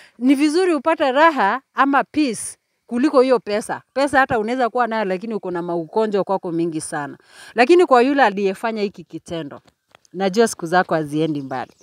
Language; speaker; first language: Swahili; non-native, local second language; Gusii